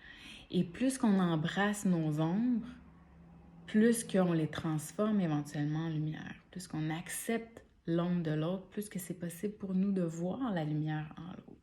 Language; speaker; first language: French; native; French